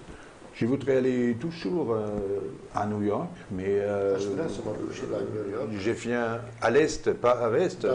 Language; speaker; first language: French; non-native, learner; German